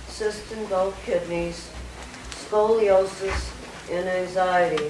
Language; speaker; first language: English; native; English